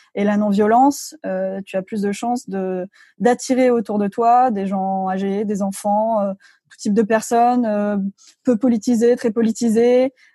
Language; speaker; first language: French; native; French